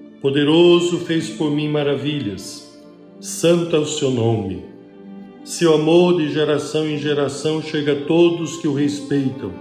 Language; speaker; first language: Portuguese; native; Portuguese